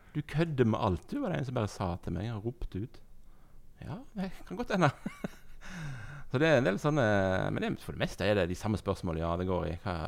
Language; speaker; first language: Norwegian; native; Norwegian